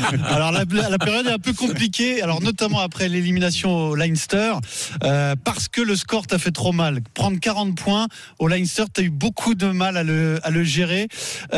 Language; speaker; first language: French; native; French